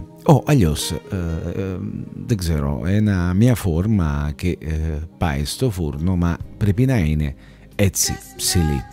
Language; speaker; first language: Greek; non-native, learner; Italian